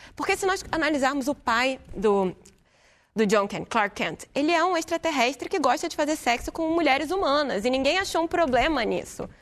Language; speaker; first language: Portuguese; native; Portuguese